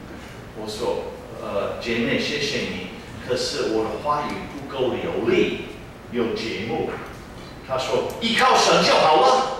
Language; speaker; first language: Chinese; non-native, fluent; English